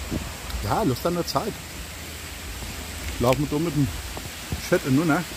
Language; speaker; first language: German; native; German